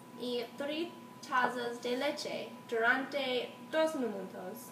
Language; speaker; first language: Spanish; non-native, learner; English